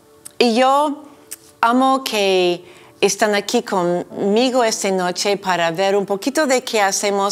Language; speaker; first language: Spanish; non-native, fluent; English